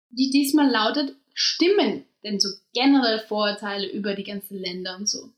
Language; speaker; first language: German; native; German